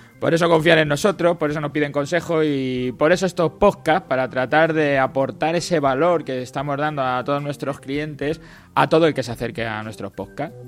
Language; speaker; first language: Spanish; native; Spanish